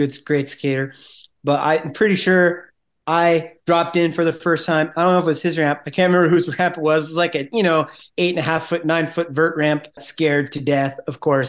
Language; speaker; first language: English; native; English